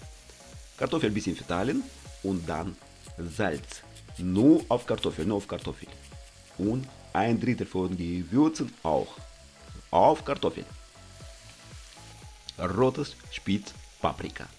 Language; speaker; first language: German; non-native, learner; Russian